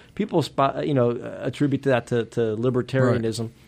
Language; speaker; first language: English; early bilingual, other home language; Spanish